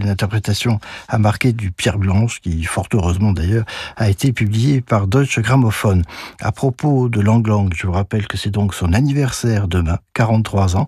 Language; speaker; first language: French; native; French